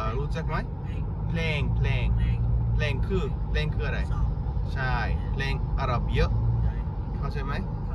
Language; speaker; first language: Thai; non-native, learner; Arabic